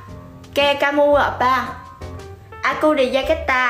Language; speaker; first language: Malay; non-native, learner; Vietnamese